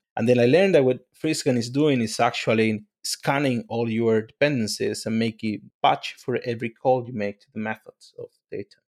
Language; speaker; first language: English; non-native, fluent; Spanish